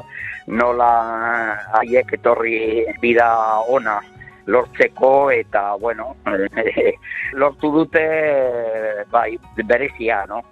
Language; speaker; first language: Basque; non-native, local second language; Spanish